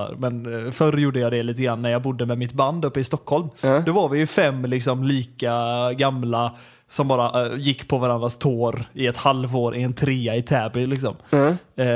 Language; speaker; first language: Swedish; native; Swedish